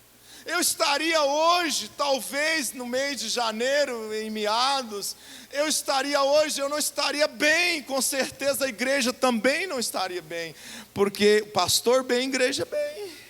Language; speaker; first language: Portuguese; native; Portuguese